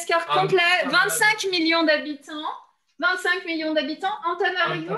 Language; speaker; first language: French; non-native, fluent; Turkish